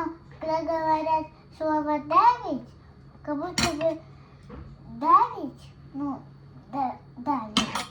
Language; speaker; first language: Russian; non-native, learner; Armenian